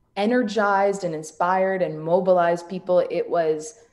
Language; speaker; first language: English; native; English